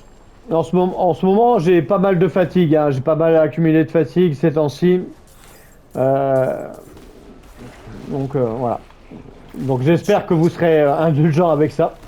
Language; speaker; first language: French; native; French